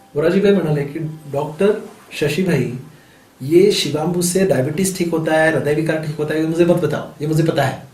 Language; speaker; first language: Hindi; non-native, local second language; Marathi